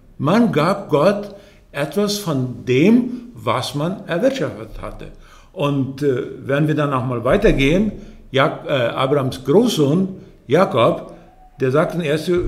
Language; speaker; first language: German; early bilingual, heritage; German